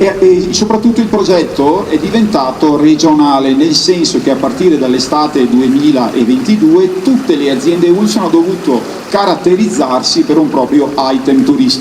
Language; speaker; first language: Italian; native; Italian